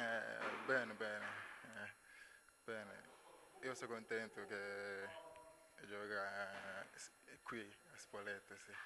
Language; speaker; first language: Italian; non-native, learner; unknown